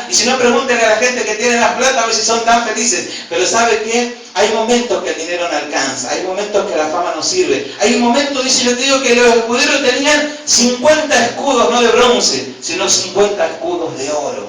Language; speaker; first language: Spanish; native; Spanish